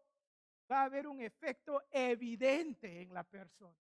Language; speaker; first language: Spanish; native; Spanish